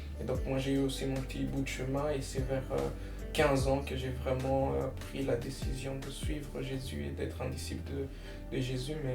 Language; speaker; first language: French; early bilingual, other home language; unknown